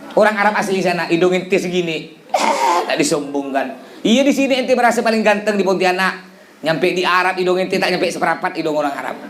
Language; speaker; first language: Malay; native; Malay